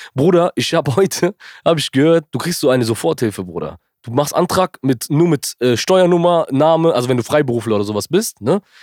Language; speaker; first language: German; early bilingual, other home language; Arabic